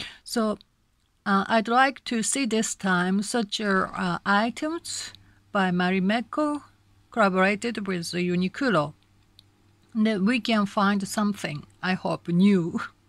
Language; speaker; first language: English; non-native, learner; Japanese